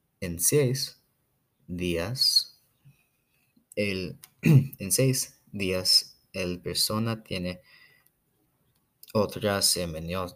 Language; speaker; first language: Spanish; non-native, learner; English